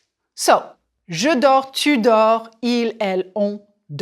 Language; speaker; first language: French; non-native, fluent; English